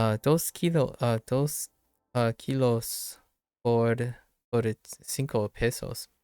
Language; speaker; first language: Spanish; non-native, learner; English